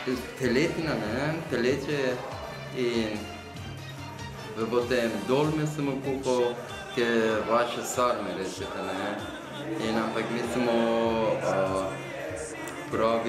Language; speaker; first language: Slovenian; non-native, learner; Persian